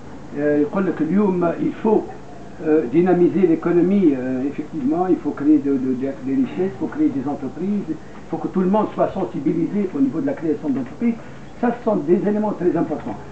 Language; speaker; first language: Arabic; native; Arabic